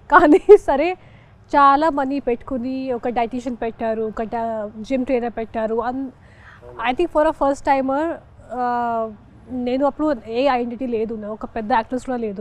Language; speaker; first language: Telugu; non-native, fluent; Hindi